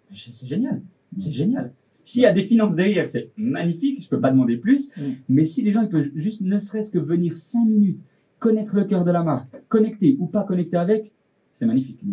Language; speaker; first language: French; native; French